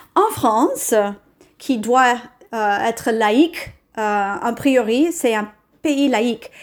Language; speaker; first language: French; non-native, fluent; English